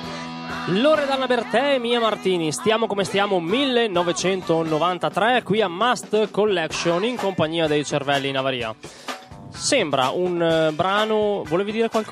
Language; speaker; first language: Italian; native; Italian